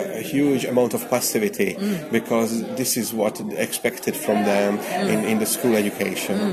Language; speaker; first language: English; non-native, learner; Hungarian